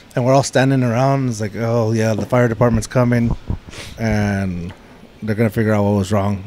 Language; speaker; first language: English; native; English